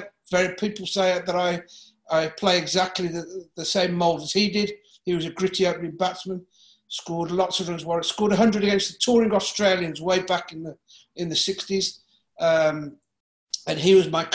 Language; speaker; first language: English; native; English